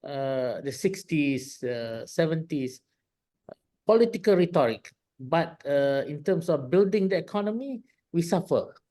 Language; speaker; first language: English; non-native, local second language; Malay